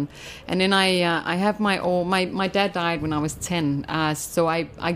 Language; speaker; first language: English; non-native, fluent; Danish